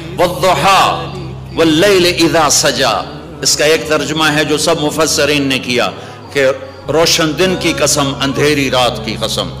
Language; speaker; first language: Urdu; non-native, local second language; Punjabi